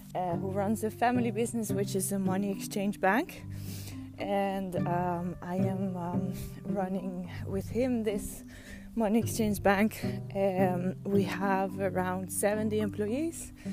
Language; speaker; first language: English; non-native, fluent; Dutch